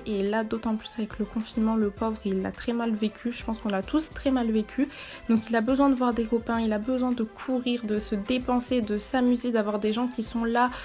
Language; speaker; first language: French; native; French